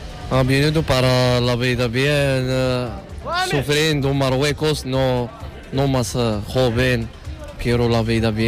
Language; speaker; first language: Spanish; non-native, learner; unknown